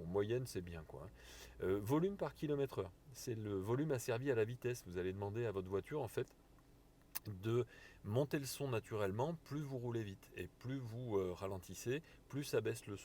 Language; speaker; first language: French; native; French